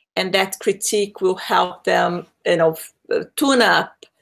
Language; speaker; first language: English; non-native, fluent; Portuguese